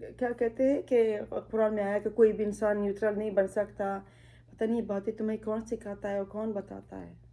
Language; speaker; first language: Urdu; non-native, fluent; Pashto